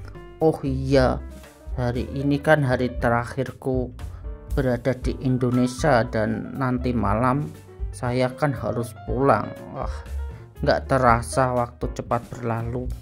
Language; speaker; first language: Indonesian; native; Indonesian